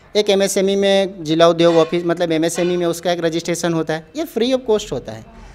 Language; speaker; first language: Hindi; native; Hindi